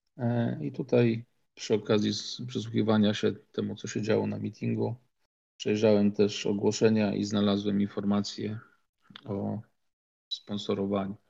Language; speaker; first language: Polish; native; Polish